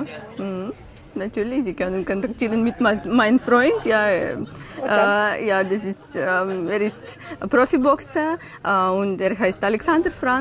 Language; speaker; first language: German; non-native, learner; Ukrainian